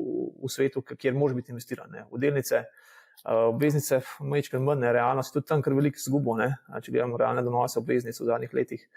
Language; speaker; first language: Slovenian; native; Slovenian